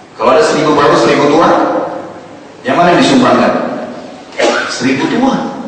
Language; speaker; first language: Indonesian; native; Indonesian